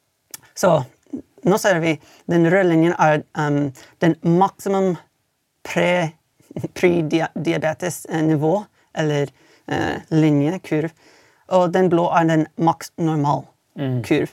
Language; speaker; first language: Swedish; non-native, fluent; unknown